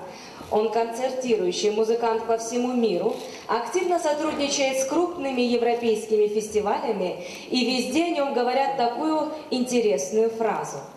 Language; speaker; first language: Russian; native; Russian